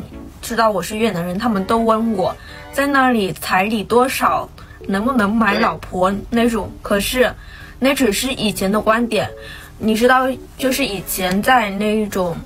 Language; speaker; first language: Chinese; non-native, fluent; Vietnamese